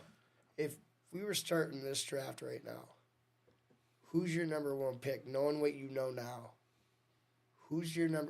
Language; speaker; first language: English; native; English